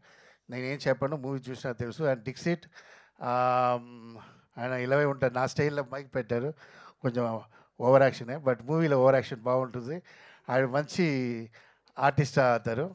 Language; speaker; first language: Telugu; non-native, local second language; Tamil